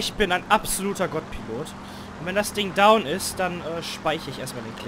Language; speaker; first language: German; native; German